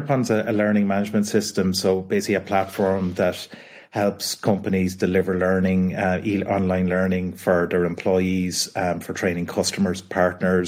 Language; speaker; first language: English; native; English